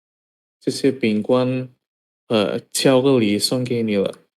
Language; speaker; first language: Chinese; non-native, learner; Indonesian